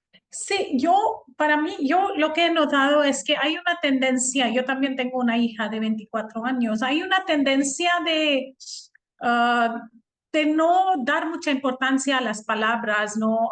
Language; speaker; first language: Spanish; non-native, fluent; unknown